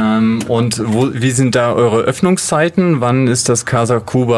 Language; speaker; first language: German; native; German